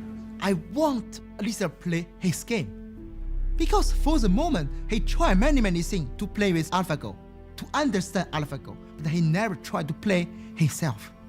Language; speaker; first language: English; non-native, learner; Chinese